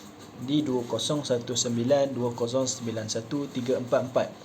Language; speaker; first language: Malay; native; Malay